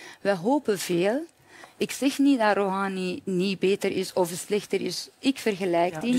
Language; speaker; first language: Dutch; non-native, fluent; Persian